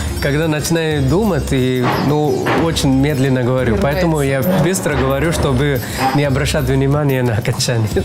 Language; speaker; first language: Russian; non-native, fluent; Tamil